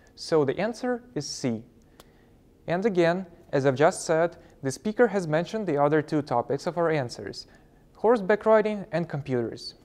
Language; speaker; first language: English; non-native, fluent; Ukrainian